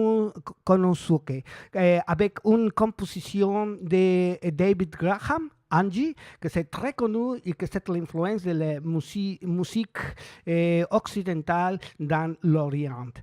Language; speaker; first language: French; non-native, learner; Spanish